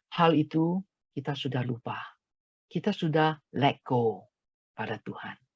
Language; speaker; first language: Malay; non-native, local second language; Chinese